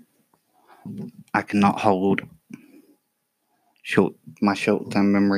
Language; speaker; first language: English; native; English